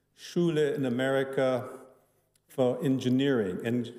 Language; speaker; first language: German; early bilingual, heritage; German